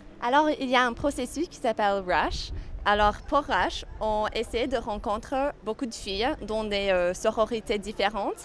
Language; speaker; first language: French; non-native, fluent; English